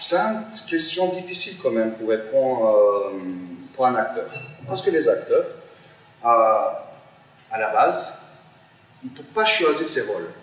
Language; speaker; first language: French; non-native, fluent; Turkish